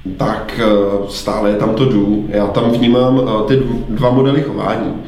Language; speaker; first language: Czech; native; Czech